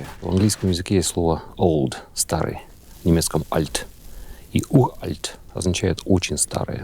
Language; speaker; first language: Russian; native; Russian